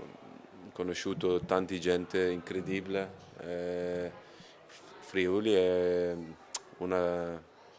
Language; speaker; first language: Italian; non-native, learner; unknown